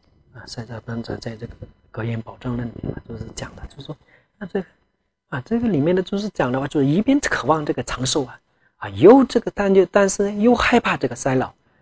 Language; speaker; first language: Chinese; non-native, local second language; Tibetan